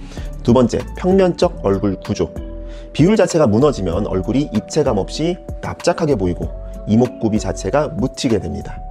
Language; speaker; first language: Korean; native; Korean